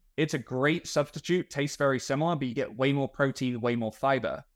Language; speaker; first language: English; native; English